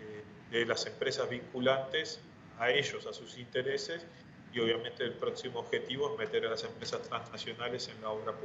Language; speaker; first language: Spanish; native; Spanish